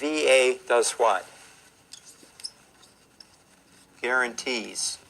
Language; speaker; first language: English; native; English